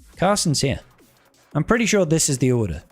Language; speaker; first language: English; native; English